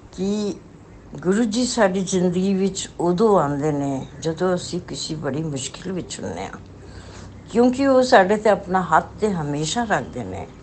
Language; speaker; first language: Hindi; non-native, local second language; Punjabi